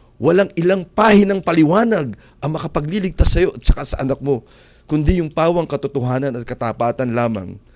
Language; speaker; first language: Filipino; native; Filipino